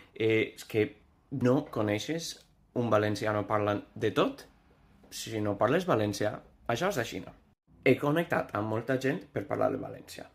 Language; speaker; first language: Catalan; non-native, fluent; English